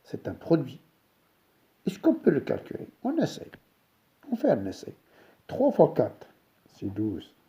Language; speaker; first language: French; non-native, local second language; Arabic